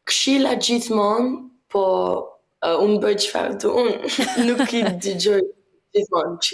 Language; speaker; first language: Albanian; early bilingual, heritage; Albanian